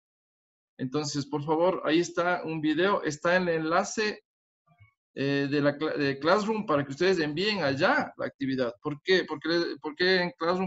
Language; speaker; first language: Spanish; native; Spanish